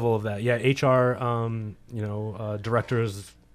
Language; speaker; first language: English; native; English